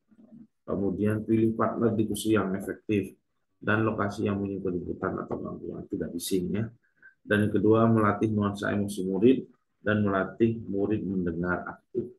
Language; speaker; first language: Indonesian; native; Indonesian